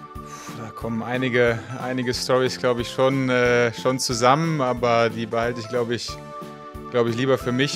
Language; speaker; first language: German; native; German